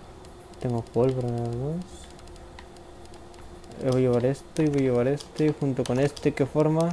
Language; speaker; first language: Spanish; native; Spanish